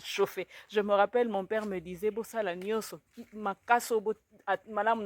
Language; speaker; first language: French; non-native, local second language; Swahili